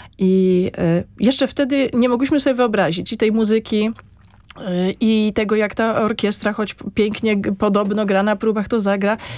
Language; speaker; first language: Polish; native; Polish